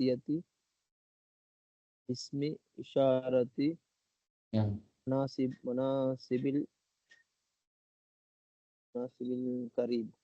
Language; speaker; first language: Arabic; non-native, learner; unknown